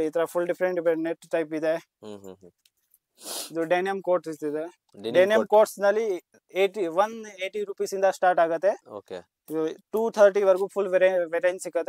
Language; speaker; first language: Kannada; non-native, local second language; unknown